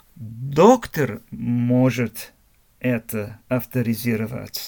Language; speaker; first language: Russian; non-native, fluent; German